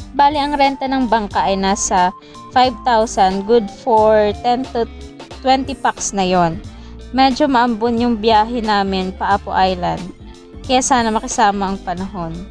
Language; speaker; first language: Filipino; non-native, local second language; Cebuano